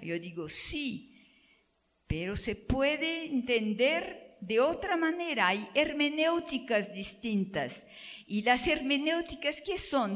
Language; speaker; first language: Spanish; non-native, fluent; Portuguese